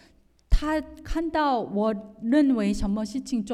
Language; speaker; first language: Chinese; non-native, fluent; Korean